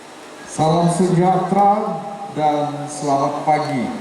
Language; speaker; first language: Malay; non-native, local second language; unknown